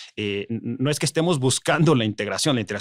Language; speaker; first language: Spanish; native; Spanish